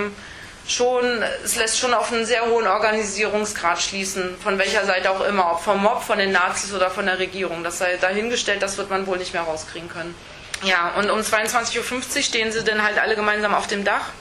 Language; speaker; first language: German; native; German